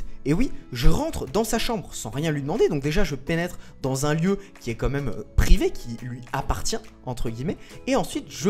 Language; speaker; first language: French; native; French